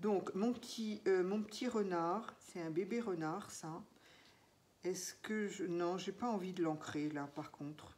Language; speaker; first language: French; native; French